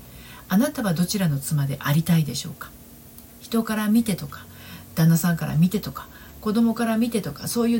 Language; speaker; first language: Japanese; native; Japanese